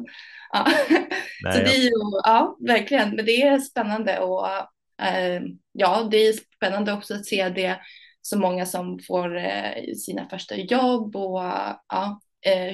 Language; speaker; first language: Swedish; early bilingual, other home language; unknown